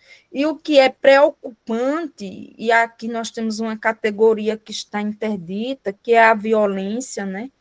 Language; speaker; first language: Portuguese; native; Portuguese